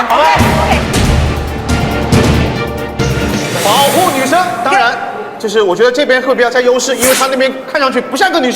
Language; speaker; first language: Chinese; native; Chinese